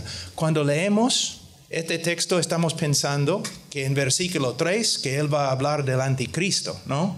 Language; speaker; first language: Spanish; non-native, fluent; English